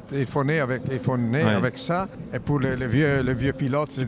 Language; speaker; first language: French; non-native, fluent; Italian